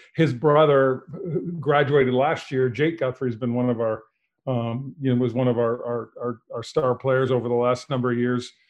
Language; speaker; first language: English; native; English